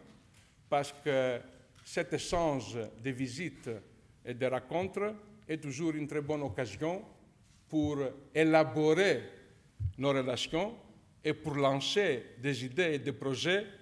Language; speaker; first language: French; non-native, fluent; Greek